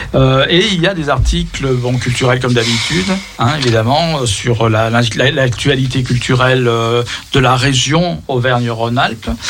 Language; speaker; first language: French; native; French